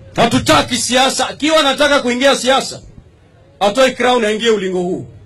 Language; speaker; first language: Swahili; non-native, local second language; Giryama